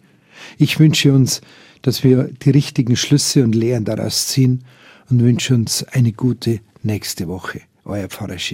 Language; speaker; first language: German; native; German